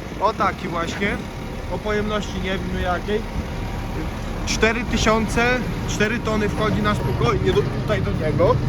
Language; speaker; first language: Polish; native; Polish